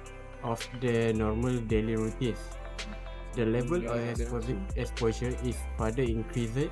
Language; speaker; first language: English; non-native, local second language; Malay